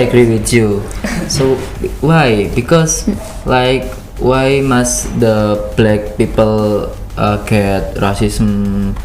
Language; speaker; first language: English; non-native, learner; Indonesian